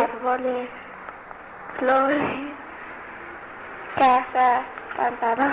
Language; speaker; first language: Spanish; non-native, learner; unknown